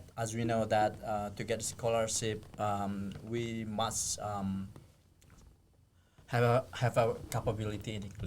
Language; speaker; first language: English; non-native, fluent; Indonesian